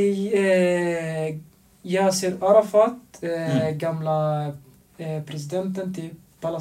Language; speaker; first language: Swedish; non-native, fluent; Arabic